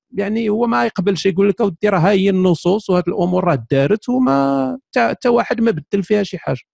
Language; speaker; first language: Arabic; native; Arabic